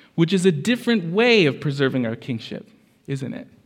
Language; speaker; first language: English; early bilingual, other home language; Spanish